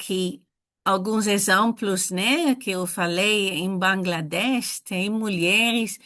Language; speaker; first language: Portuguese; non-native, fluent; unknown